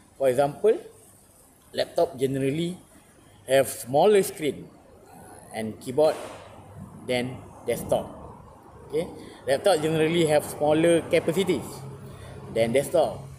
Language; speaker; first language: English; non-native, learner; Malay